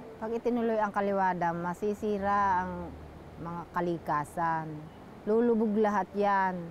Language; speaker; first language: Filipino; native; Filipino